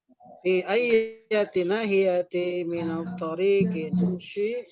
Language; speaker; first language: Arabic; non-native, learner; Indonesian